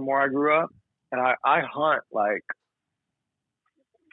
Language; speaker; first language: English; native; English